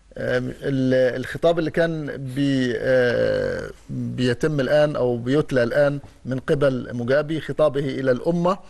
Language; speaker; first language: Arabic; native; Arabic